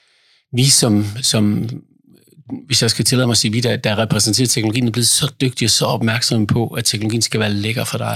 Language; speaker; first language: Danish; native; Danish